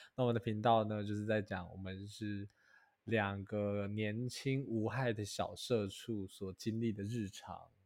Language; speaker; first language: Chinese; native; Chinese